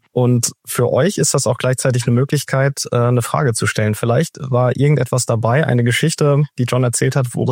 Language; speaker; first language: German; native; German